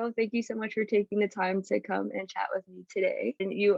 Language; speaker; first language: English; native; English